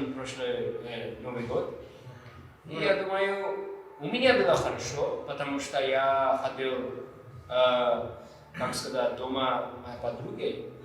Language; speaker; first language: Russian; non-native, learner; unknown